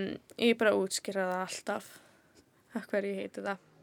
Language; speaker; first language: Icelandic; early bilingual, heritage; Icelandic